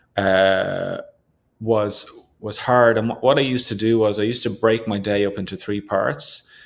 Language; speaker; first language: English; native; English